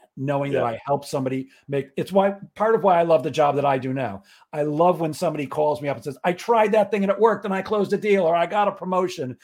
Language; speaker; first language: English; native; English